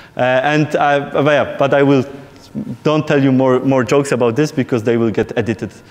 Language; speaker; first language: English; non-native, fluent; Polish